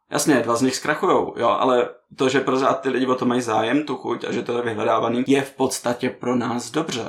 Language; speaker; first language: Czech; native; Czech